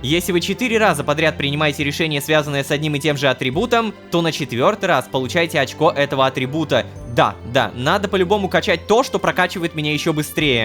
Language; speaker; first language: Russian; native; Russian